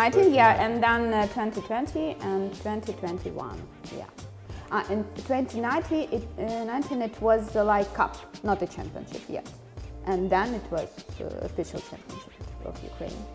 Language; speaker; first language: English; non-native, fluent; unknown